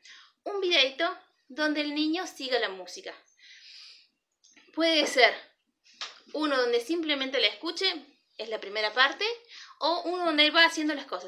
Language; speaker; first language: Spanish; native; Spanish